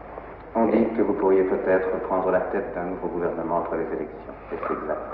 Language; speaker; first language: French; native; French